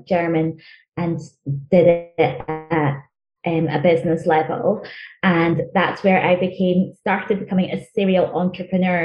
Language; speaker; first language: English; non-native, local second language; Nyanja